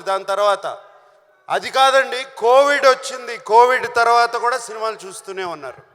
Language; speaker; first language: Telugu; native; Telugu